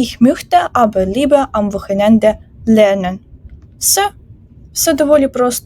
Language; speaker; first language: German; non-native, fluent; Ukrainian